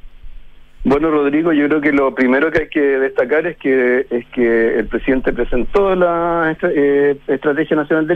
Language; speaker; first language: Spanish; native; Spanish